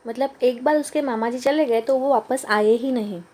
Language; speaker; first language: Hindi; non-native, local second language; Marathi